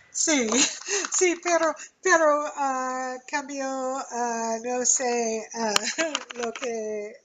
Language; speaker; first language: Spanish; non-native, learner; English